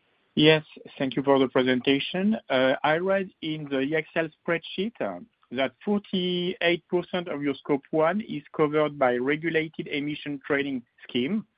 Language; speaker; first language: English; non-native, fluent; French